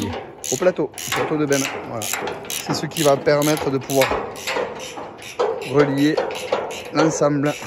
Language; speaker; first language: French; native; French